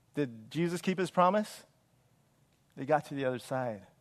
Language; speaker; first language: English; native; English